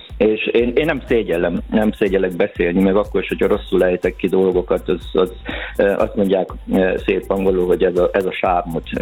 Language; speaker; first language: Hungarian; native; Hungarian